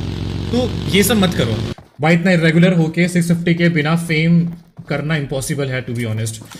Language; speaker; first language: Hindi; native; Hindi